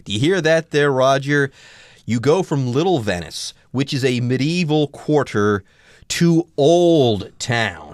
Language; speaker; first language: English; native; English